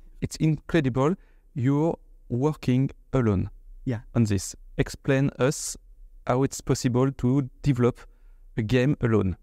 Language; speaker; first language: English; non-native, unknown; French